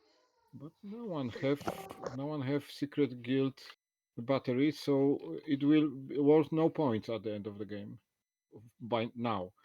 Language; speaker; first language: English; non-native, learner; Polish